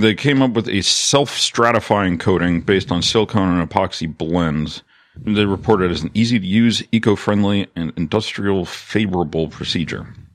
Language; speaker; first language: English; native; English